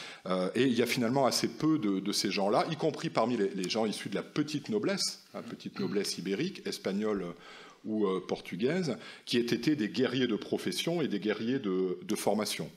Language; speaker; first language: French; native; French